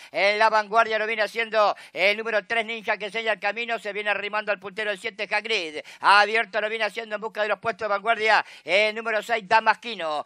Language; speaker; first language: Spanish; native; Spanish